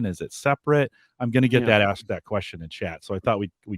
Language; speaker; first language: English; native; English